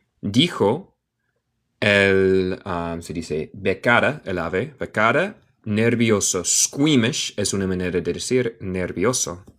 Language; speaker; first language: Spanish; non-native, learner; English